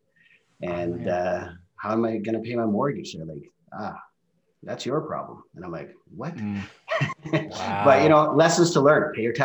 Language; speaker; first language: English; non-native, fluent; Norwegian